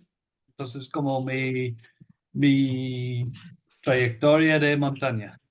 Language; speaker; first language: Spanish; non-native, fluent; English